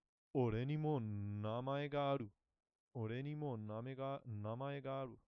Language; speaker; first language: Japanese; non-native, learner; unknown